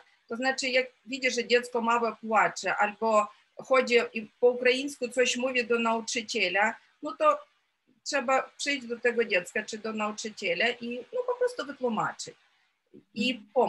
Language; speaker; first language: Polish; non-native, fluent; Ukrainian